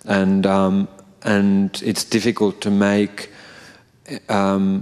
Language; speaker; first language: English; non-native, fluent; Finnish